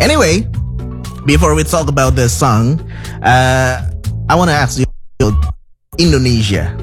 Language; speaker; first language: English; non-native, local second language; Indonesian